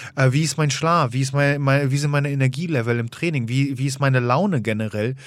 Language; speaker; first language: German; early bilingual, other home language; Polish